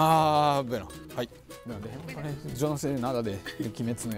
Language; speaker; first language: Spanish; non-native, fluent; Japanese